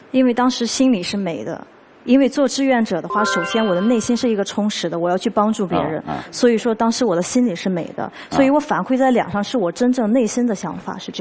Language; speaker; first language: Chinese; native; Chinese